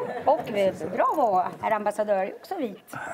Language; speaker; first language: Swedish; native; Swedish